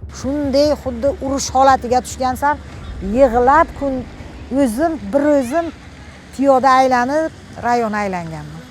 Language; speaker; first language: Uzbek; native; Uzbek